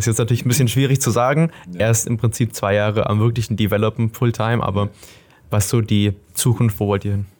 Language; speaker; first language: German; native; German